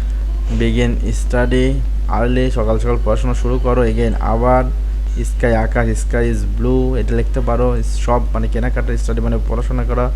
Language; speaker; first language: Bangla; native; Bangla